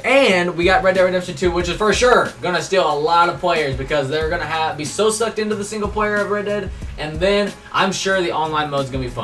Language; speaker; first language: English; native; English